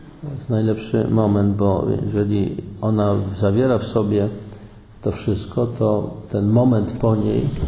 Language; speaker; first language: Polish; native; Polish